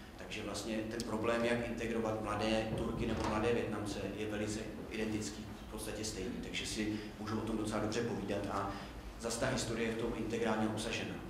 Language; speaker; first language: Czech; native; Czech